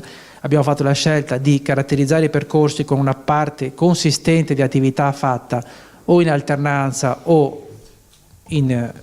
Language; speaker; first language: Italian; native; Italian